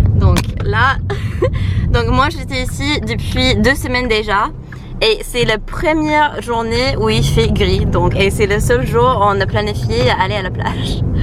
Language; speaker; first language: French; non-native, fluent; English